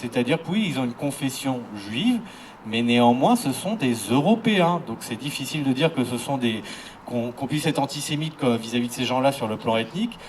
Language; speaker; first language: French; native; French